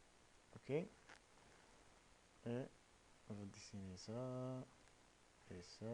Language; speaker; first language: French; non-native, local second language; Arabic